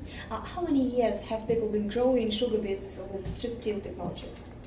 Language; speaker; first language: English; non-native, fluent; Russian